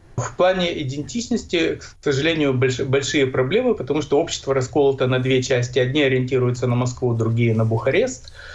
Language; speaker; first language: Russian; native; Russian